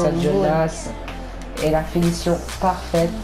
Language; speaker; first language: French; native; French